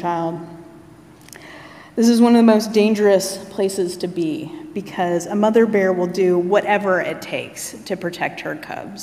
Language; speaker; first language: English; native; English